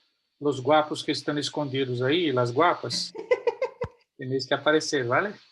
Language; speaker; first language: Portuguese; non-native, fluent; Spanish